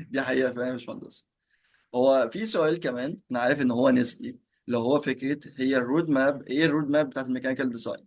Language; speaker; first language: Arabic; native; Arabic